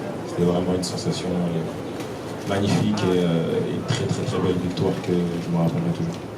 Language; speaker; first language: French; native; French